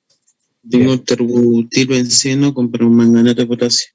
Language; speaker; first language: Spanish; native; Spanish